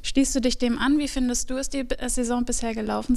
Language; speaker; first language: German; native; German